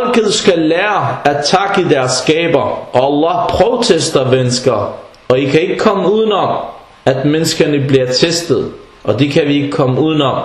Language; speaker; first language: Danish; non-native, fluent; Arabic